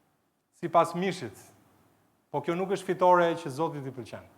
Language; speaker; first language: Albanian; native; Albanian